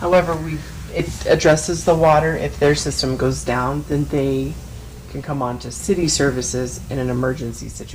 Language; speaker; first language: English; native; English